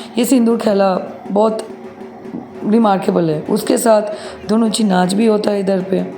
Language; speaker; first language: Hindi; non-native, local second language; Bangla